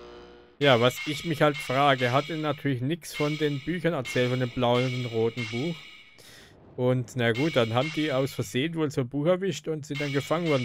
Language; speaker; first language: German; native; German